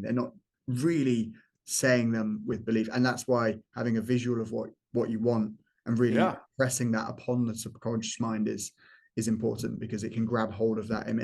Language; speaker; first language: English; native; English